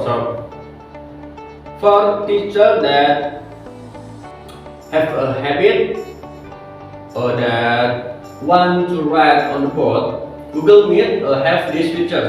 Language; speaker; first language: English; non-native, learner; Indonesian